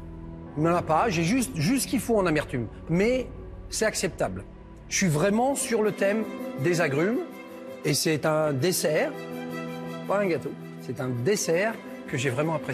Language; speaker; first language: French; native; French